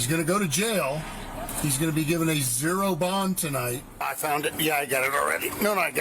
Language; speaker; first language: English; native; English